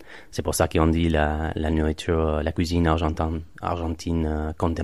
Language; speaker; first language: French; non-native, fluent; Spanish